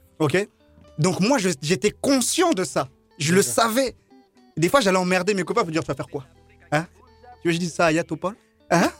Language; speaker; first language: French; early bilingual, other home language; Lingala